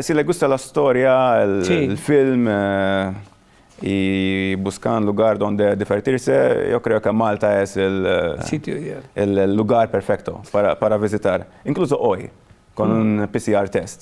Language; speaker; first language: Spanish; non-native, fluent; Maltese